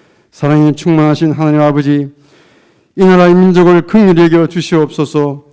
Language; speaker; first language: Korean; native; Korean